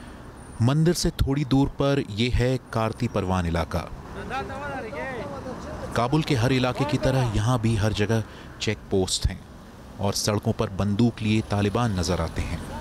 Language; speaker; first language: Hindi; native; Hindi